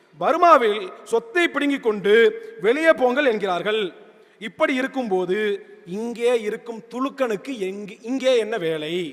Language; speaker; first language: Tamil; native; Tamil